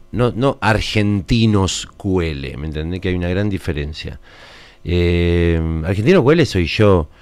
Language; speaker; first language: Spanish; native; Spanish